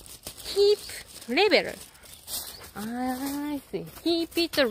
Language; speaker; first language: English; non-native, learner; Japanese